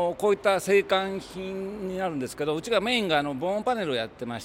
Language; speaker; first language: Japanese; native; Japanese